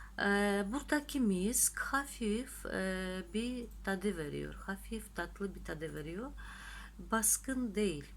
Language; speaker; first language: Turkish; non-native, fluent; Russian